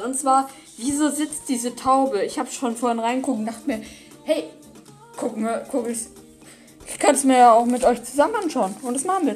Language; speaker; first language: German; native; German